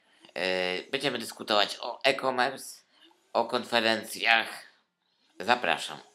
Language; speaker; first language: Polish; native; Polish